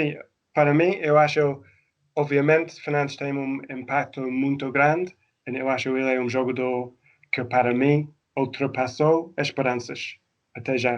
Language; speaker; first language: Portuguese; non-native, fluent; English